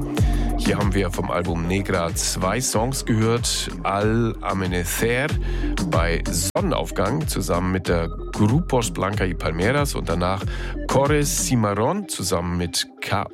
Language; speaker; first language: German; native; German